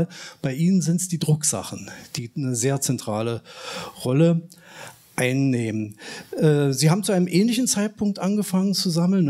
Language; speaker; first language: German; native; German